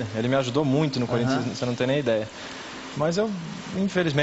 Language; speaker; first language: Portuguese; native; Portuguese